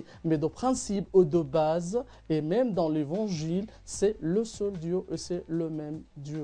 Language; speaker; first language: French; non-native, fluent; Arabic